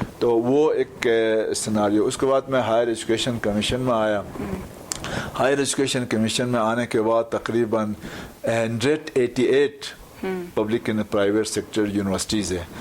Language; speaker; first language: Urdu; non-native, local second language; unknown